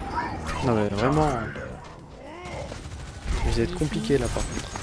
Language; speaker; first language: French; native; French